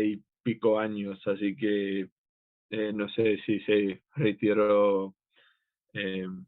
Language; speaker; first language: Spanish; non-native, fluent; English